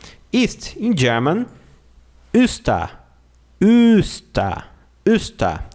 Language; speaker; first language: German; non-native, fluent; Portuguese